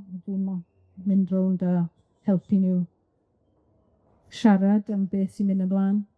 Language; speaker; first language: Welsh; non-native, local second language; English